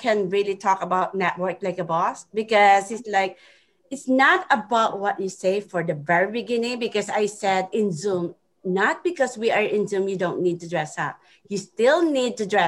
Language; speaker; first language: English; non-native, local second language; Filipino